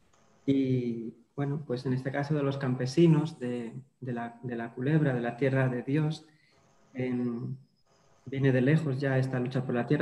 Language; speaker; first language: Spanish; native; Spanish